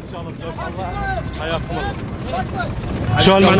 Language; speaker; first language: Arabic; native; Arabic